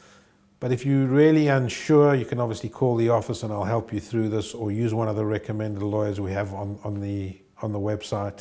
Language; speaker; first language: English; native; English